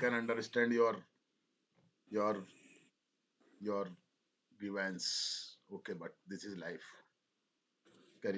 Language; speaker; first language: English; non-native, fluent; Hindi